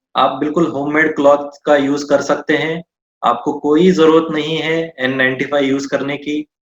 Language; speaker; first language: Hindi; non-native, local second language; Marathi